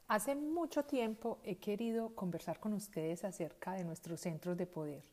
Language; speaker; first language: Spanish; native; Spanish